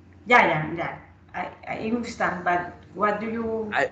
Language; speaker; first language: English; non-native, learner; Spanish